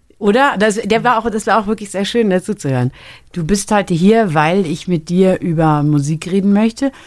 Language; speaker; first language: German; native; German